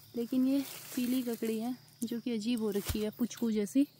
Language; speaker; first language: Hindi; native; Hindi